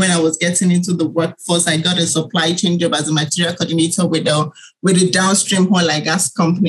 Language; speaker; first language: English; non-native, local second language; Yoruba